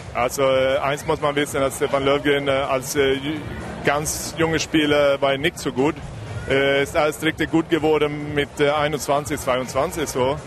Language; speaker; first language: German; non-native, fluent; Swedish